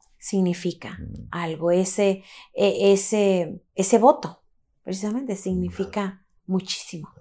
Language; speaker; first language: Spanish; early bilingual, heritage; Spanish